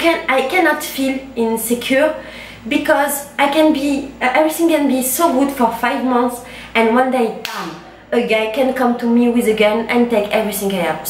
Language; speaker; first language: English; non-native, learner; French